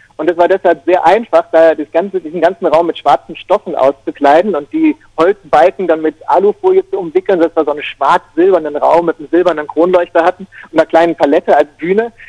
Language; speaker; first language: German; native; German